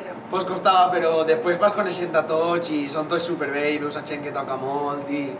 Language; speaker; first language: Catalan; native; Catalan